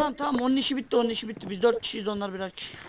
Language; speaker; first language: Turkish; native; Turkish